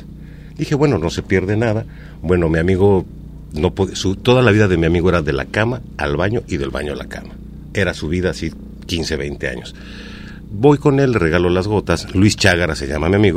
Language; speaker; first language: Spanish; native; Spanish